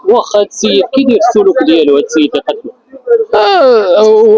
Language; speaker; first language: Arabic; native; Arabic